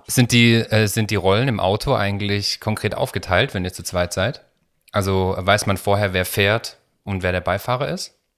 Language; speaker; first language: German; native; German